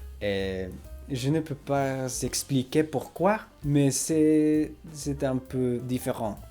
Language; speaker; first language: French; non-native, learner; English